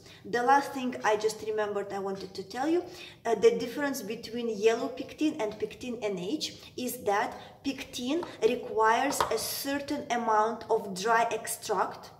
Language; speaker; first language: English; non-native, fluent; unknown